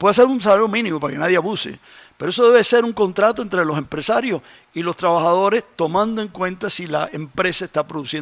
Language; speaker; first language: Spanish; native; Spanish